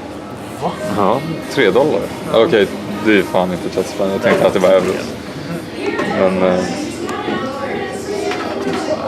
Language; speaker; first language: Swedish; native; Swedish